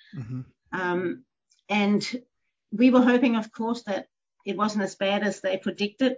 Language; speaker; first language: English; non-native, fluent; Danish